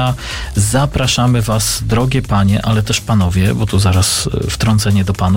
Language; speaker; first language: Polish; native; Polish